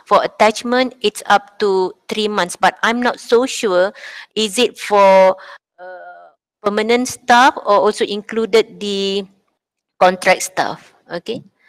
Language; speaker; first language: English; non-native, local second language; Malay